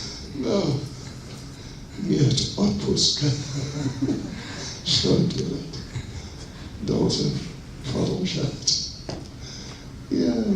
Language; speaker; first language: Russian; non-native, learner; English